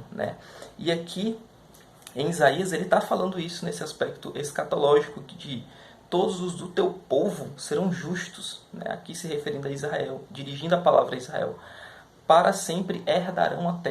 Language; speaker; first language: Portuguese; native; Portuguese